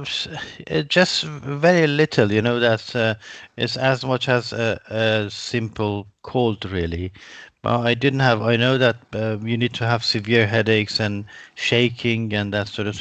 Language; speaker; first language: English; non-native, fluent; Persian